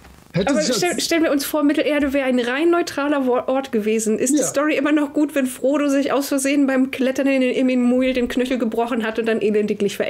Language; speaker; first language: German; native; German